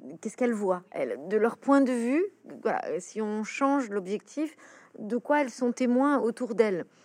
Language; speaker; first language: French; native; French